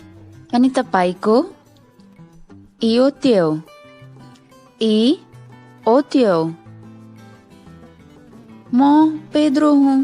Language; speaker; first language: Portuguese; non-native, fluent; Nepali